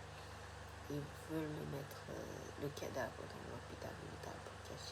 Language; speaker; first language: French; non-native, fluent; Japanese